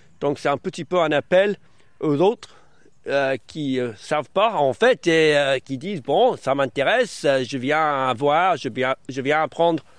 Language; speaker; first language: French; early bilingual, other home language; English